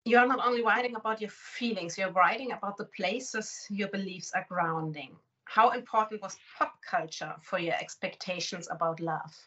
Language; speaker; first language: English; non-native, fluent; German